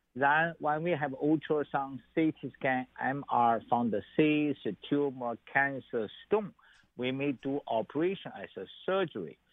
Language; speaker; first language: English; non-native, learner; Chinese